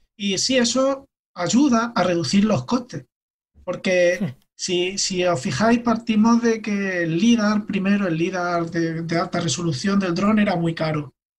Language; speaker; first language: Spanish; native; Spanish